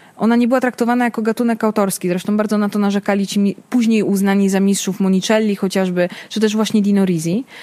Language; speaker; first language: Polish; early bilingual, other home language; Italian